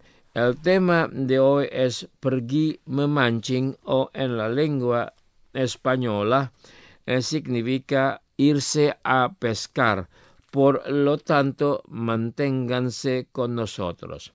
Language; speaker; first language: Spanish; non-native, fluent; Indonesian